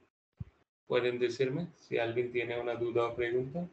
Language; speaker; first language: Spanish; non-native, fluent; Hindi